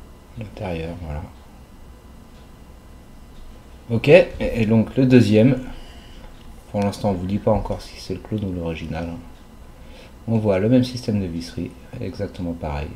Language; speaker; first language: French; native; French